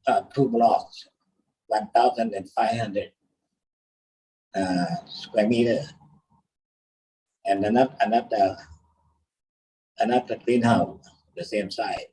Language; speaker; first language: English; non-native, learner; Thai